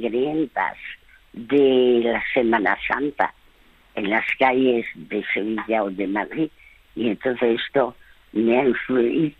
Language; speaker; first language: Spanish; early bilingual, other home language; French